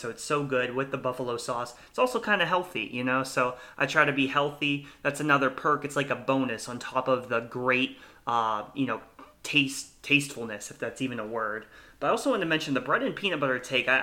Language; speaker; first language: English; native; English